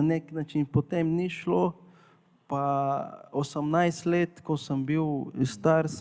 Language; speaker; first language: Slovenian; non-native, fluent; Portuguese